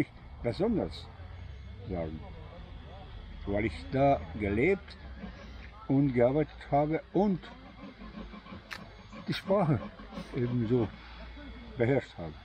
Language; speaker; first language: German; non-native, fluent; Bosnian